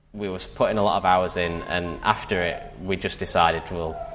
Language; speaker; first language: English; native; English